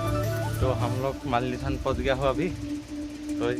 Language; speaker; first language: Hindi; non-native, local second language; Assamese